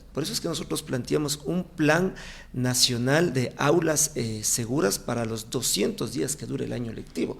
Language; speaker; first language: Spanish; native; Spanish